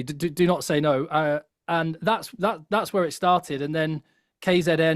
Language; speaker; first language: English; native; English